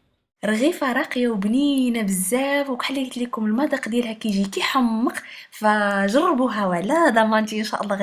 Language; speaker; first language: Arabic; native; Arabic